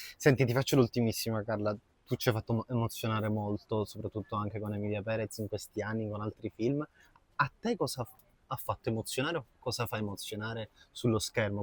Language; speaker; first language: Italian; native; Italian